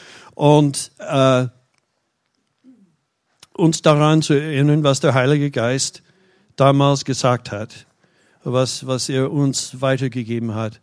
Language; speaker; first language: German; non-native, fluent; English